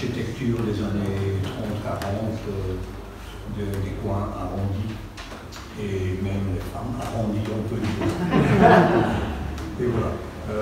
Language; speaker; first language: French; non-native, local second language; Dutch